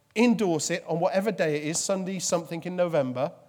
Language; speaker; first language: English; native; English